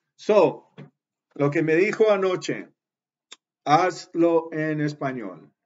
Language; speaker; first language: Spanish; early bilingual, heritage; Spanish